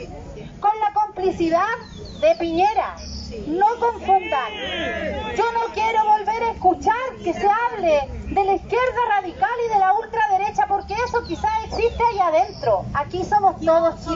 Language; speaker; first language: Spanish; native; Spanish